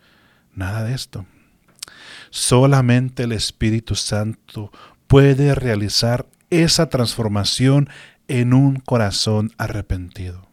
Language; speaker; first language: Spanish; native; Spanish